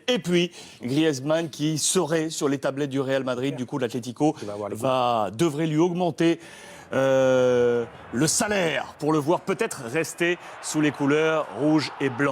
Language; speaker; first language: French; native; French